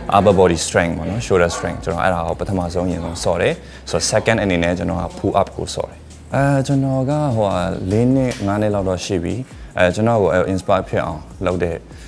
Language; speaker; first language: Burmese; non-native, local second language; Shan